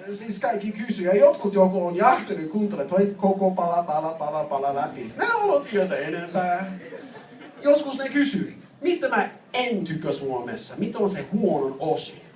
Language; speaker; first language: Finnish; non-native, learner; English